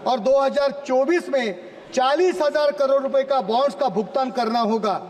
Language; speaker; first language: Hindi; non-native, local second language; Marathi